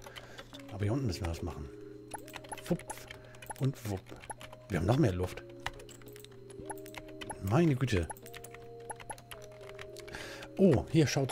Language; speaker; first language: German; native; German